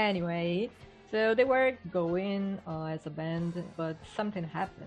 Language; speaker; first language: English; non-native, fluent; Portuguese